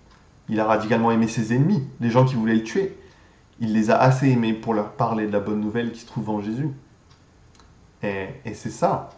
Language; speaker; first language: French; native; French